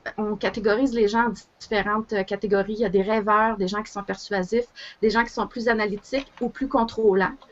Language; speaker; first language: French; native; French